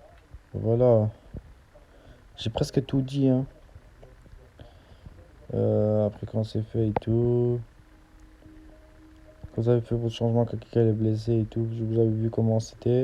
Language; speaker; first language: French; native; French